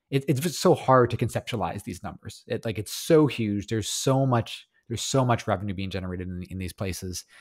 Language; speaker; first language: English; native; English